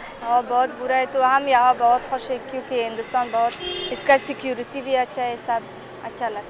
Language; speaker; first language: Hindi; non-native, learner; Persian